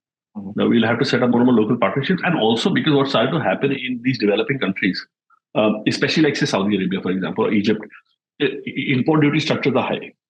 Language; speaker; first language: English; non-native, local second language; Hindi